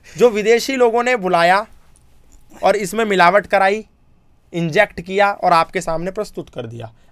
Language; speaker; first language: Hindi; native; Hindi